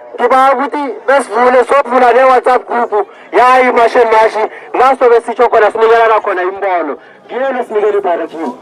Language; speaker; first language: Zulu; non-native, local second language; South Ndebele